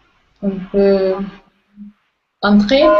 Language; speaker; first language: French; non-native, learner; Russian